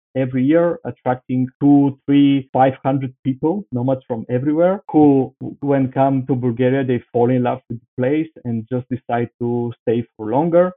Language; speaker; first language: English; non-native, fluent; Bulgarian